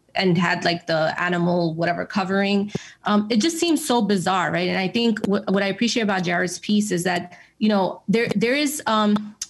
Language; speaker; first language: English; native; English